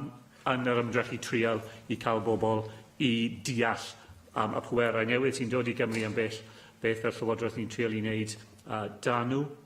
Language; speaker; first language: Welsh; non-native, local second language; English